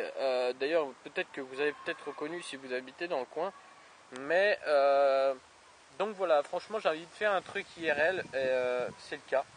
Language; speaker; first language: French; native; French